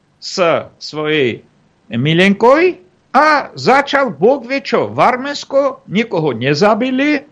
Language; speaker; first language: Ukrainian; non-native, learner; Armenian